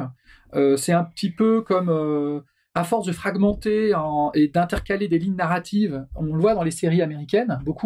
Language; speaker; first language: French; native; French